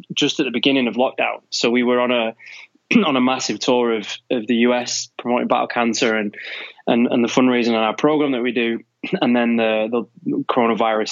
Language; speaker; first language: English; native; English